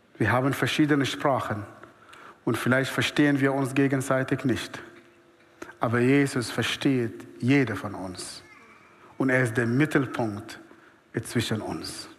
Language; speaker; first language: German; non-native, fluent; Arabic